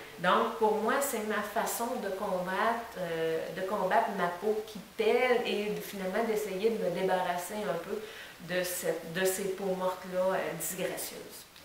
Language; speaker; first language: French; native; French